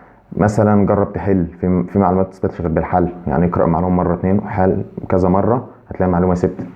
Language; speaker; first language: Arabic; native; Arabic